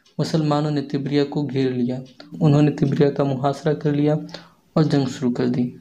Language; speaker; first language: Urdu; native; Urdu